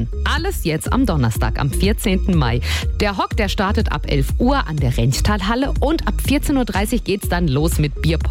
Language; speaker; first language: German; native; German